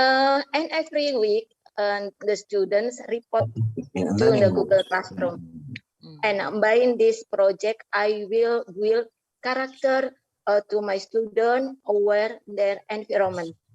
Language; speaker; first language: English; non-native, learner; Indonesian